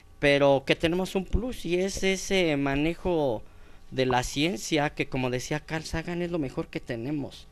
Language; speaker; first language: Spanish; native; Spanish